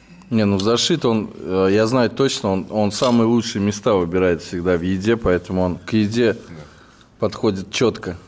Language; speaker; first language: Russian; native; Russian